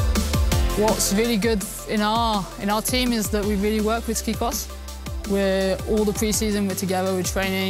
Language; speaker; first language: English; early bilingual, heritage; English